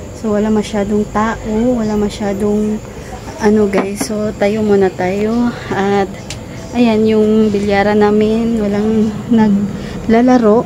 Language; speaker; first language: Filipino; non-native, local second language; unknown